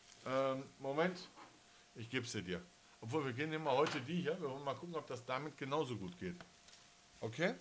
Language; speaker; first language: German; native; German